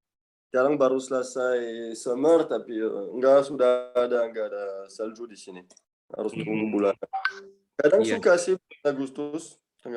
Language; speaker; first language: Indonesian; non-native, fluent; French